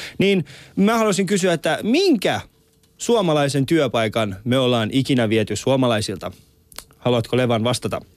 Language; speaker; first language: Finnish; non-native, fluent; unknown